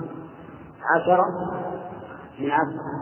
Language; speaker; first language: Arabic; native; Arabic